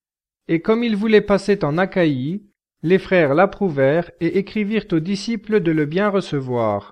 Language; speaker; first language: French; native; French